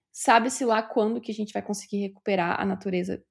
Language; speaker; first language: Portuguese; native; Portuguese